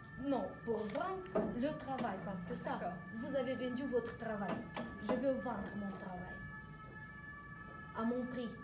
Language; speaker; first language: French; non-native, learner; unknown